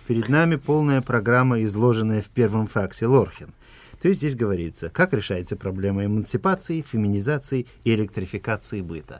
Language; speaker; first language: Russian; native; Russian